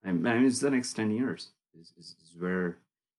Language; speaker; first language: English; non-native, local second language; Tamil